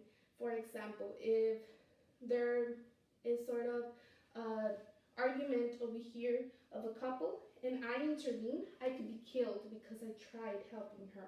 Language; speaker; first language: English; non-native, fluent; Spanish